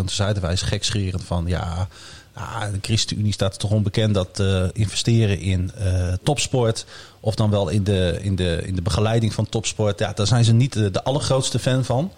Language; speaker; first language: Dutch; native; Dutch